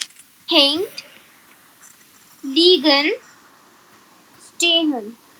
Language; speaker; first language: German; non-native, fluent; Hindi